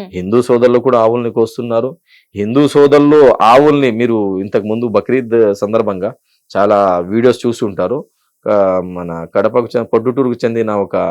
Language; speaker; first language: Telugu; non-native, local second language; Urdu